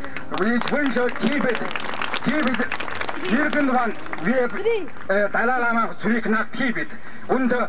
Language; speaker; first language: German; non-native, learner; Mongolian